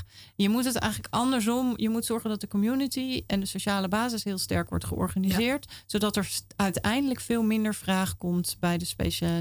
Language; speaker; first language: Dutch; native; Dutch